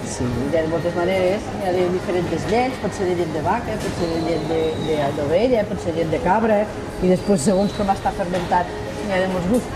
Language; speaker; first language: Catalan; native; Catalan